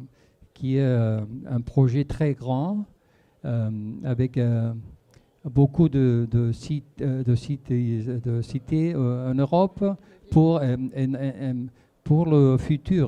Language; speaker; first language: French; non-native, fluent; Spanish